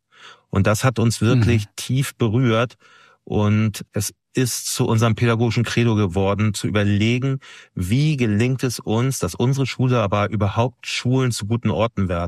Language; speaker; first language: German; native; German